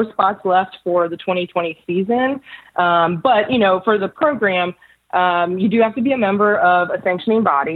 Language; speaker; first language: English; native; English